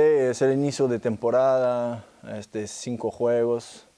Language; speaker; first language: Spanish; non-native, fluent; French